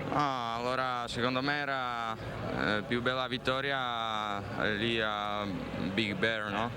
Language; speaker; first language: Italian; non-native, learner; Slovak